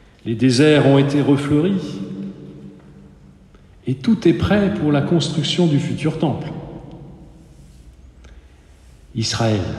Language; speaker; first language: French; native; French